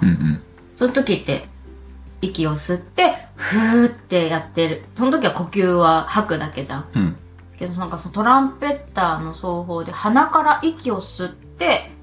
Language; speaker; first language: Japanese; native; Japanese